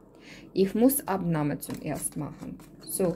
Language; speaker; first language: German; non-native, learner; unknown